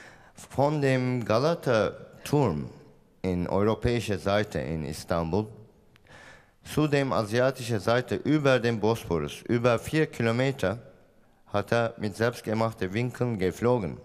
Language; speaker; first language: German; non-native, fluent; Turkish